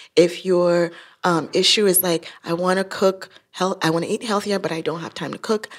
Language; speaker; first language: English; non-native, local second language; Yoruba